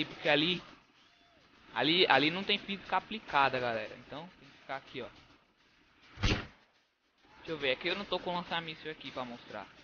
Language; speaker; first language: Portuguese; native; Portuguese